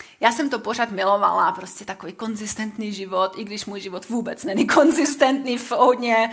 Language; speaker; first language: Czech; non-native, fluent; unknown